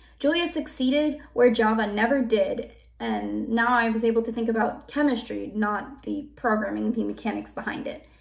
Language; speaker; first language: English; native; English